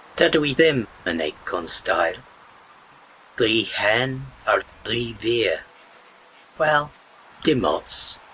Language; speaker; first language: Welsh; non-native, learner; English